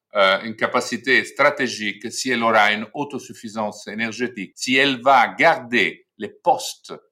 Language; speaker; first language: French; non-native, fluent; Italian